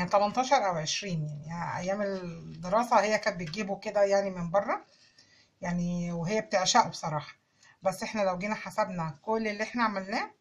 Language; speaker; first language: Arabic; native; Arabic